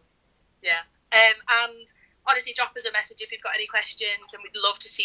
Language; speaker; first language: English; native; English